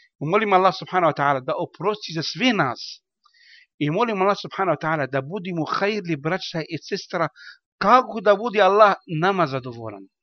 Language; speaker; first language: Bosnian; non-native, learner; Arabic